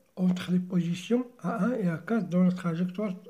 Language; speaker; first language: French; non-native, local second language; Arabic